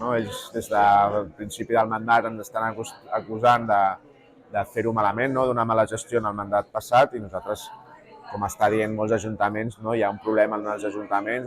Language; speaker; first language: Catalan; native; Catalan